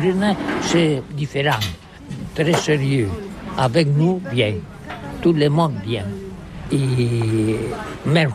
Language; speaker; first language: French; non-native, learner; Catalan